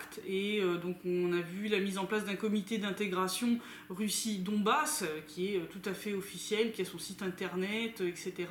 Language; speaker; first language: French; native; French